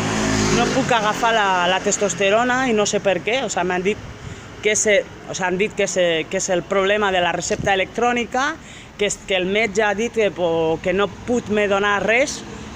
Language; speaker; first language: Catalan; non-native, fluent; French